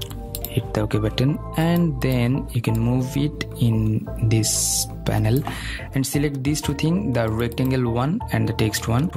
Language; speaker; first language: English; non-native, fluent; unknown